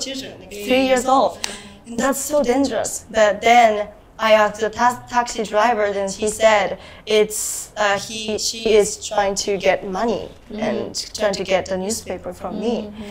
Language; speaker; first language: English; non-native, learner; Japanese